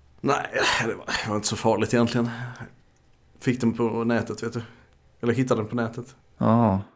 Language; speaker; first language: Swedish; native; Swedish